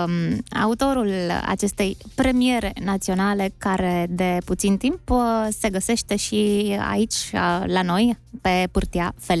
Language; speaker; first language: Romanian; native; Romanian